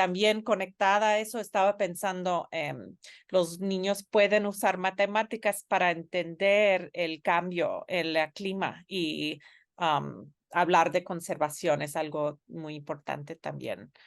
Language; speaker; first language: Spanish; non-native, fluent; English